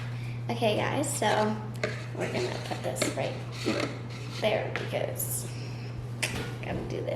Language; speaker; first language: English; native; English